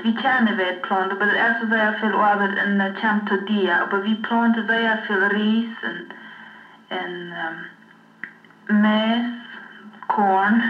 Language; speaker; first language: German; non-native, learner; Low German